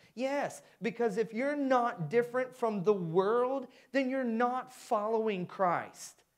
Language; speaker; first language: English; native; English